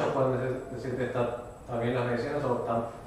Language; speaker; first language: Spanish; native; Spanish